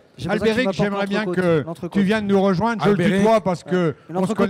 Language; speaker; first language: French; native; French